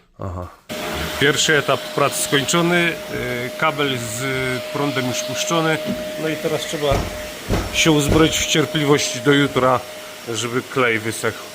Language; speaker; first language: Polish; native; Polish